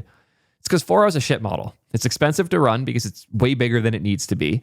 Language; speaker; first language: English; native; English